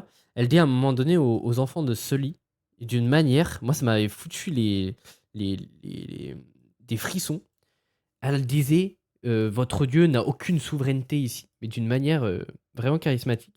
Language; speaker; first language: French; native; French